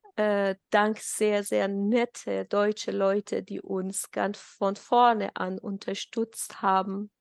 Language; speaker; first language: German; non-native, fluent; Persian